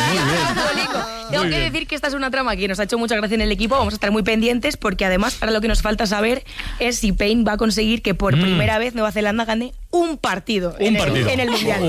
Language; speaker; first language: Spanish; native; Spanish